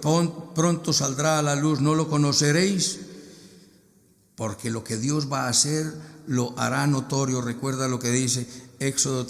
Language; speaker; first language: Spanish; native; Spanish